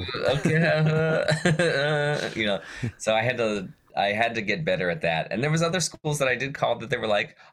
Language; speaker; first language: English; native; English